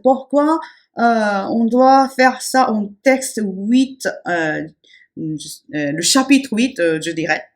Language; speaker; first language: French; non-native, fluent; Japanese